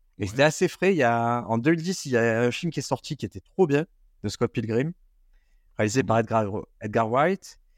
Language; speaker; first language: French; native; French